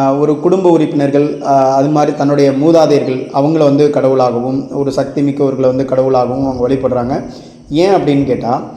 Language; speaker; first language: Tamil; native; Tamil